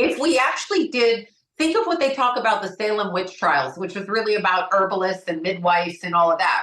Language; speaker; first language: English; native; English